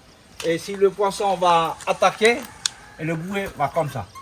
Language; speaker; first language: French; non-native, local second language; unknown